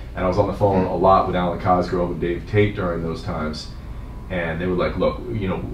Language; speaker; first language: English; native; English